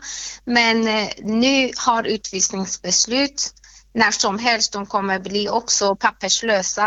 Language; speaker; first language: Swedish; non-native, fluent; Persian